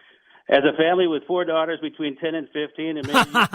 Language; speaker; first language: English; native; English